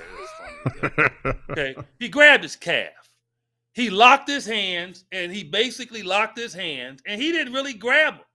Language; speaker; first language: English; native; English